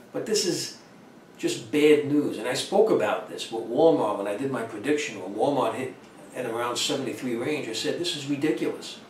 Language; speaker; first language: English; native; English